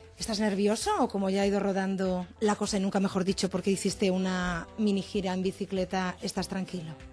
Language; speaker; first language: Spanish; native; Spanish